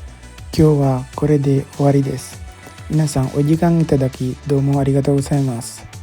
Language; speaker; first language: Japanese; non-native, fluent; Sinhala